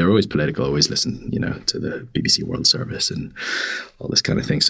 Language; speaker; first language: English; native; English